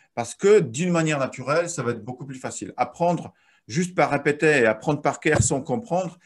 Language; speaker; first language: French; non-native, fluent; Polish